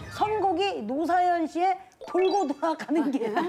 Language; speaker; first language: Korean; native; Korean